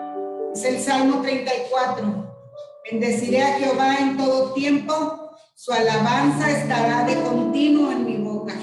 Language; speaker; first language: Spanish; native; Spanish